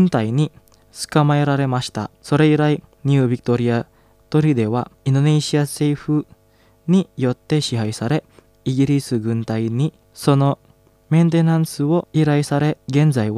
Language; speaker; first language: Japanese; non-native, fluent; Indonesian